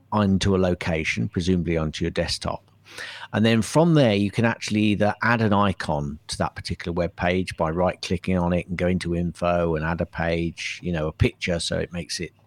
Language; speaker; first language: English; native; English